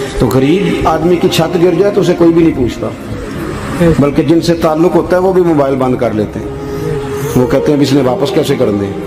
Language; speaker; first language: Urdu; non-native, local second language; Punjabi